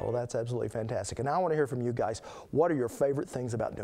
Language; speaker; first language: English; native; English